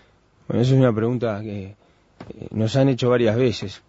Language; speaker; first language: Spanish; native; Spanish